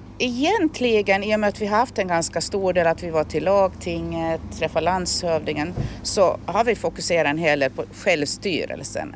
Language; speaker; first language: Swedish; native; Swedish